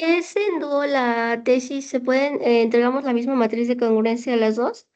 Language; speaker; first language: Spanish; native; Spanish